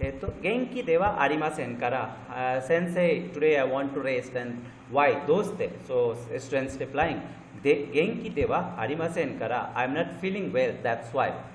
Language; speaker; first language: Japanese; non-native, fluent; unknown